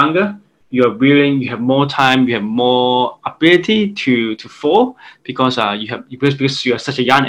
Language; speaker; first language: English; non-native, local second language; Cantonese